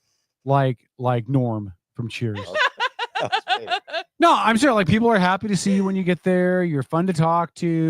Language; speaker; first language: English; native; English